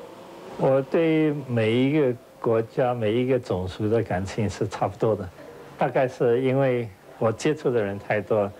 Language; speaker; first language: Chinese; non-native, local second language; Wu Chinese